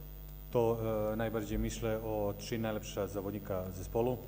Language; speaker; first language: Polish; non-native, learner; Serbian